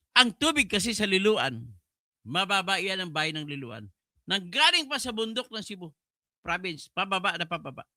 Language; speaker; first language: Filipino; non-native, local second language; Cebuano